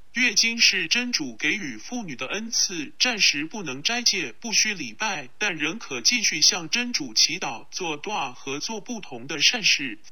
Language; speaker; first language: Chinese; non-native, local second language; Cantonese